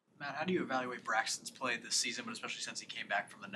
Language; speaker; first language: English; native; English